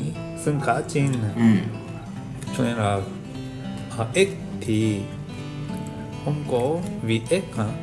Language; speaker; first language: Vietnamese; non-native, learner; Japanese